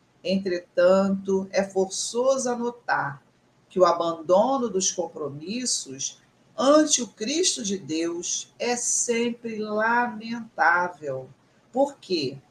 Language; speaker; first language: Portuguese; native; Portuguese